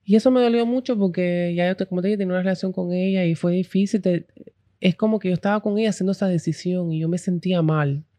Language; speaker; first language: Spanish; early bilingual, heritage; Spanish